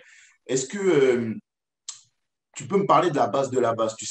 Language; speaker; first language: French; native; French